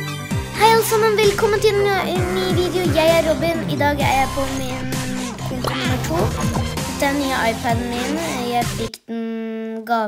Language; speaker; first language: Norwegian; early bilingual, other home language; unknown